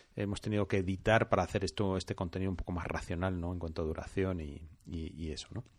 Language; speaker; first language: Spanish; non-native, fluent; French